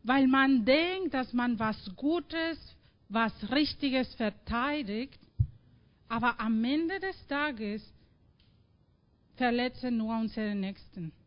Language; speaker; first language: German; non-native, fluent; Spanish